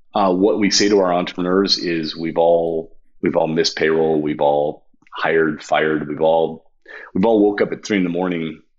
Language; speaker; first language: English; native; English